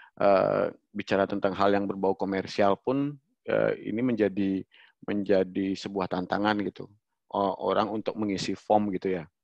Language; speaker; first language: Indonesian; native; Indonesian